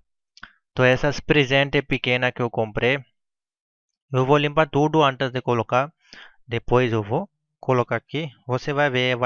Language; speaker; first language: Portuguese; non-native, learner; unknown